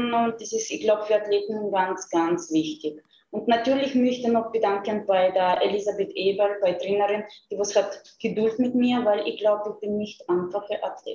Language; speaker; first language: German; non-native, fluent; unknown